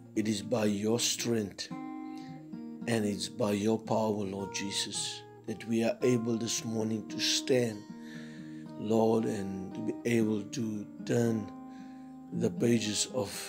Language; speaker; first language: English; non-native, local second language; Afrikaans